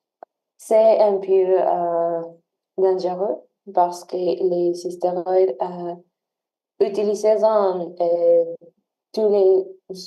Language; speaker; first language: French; non-native, learner; Spanish